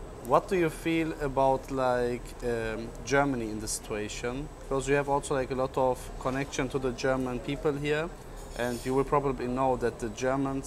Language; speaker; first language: English; non-native, learner; German